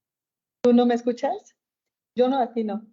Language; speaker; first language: Spanish; native; Spanish